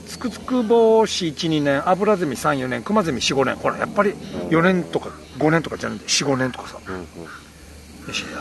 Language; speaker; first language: Japanese; native; Japanese